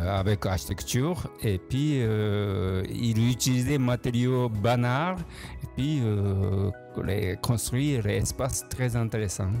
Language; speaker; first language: French; non-native, learner; Japanese